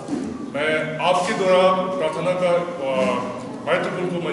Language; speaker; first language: Hindi; non-native, local second language; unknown